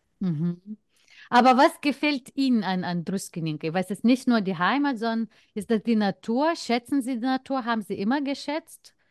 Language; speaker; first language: German; non-native, fluent; Lithuanian